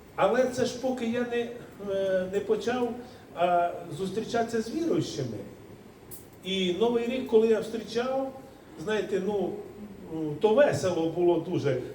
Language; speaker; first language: Ukrainian; native; Ukrainian